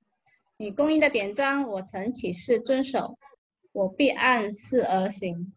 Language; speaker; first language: Chinese; native; Chinese